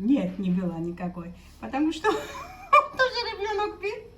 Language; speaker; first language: Russian; non-native, local second language; Georgian